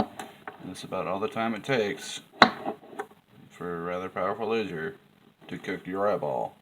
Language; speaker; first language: English; native; English